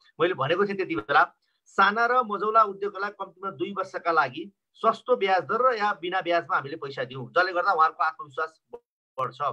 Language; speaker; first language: Nepali; native; Nepali